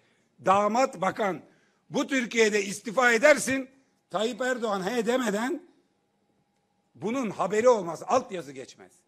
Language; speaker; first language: Turkish; native; Turkish